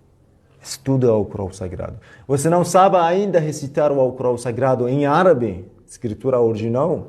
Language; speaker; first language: Portuguese; non-native, fluent; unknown